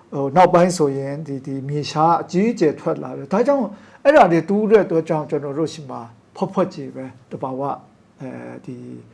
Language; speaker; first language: Burmese; non-native, local second language; Kachin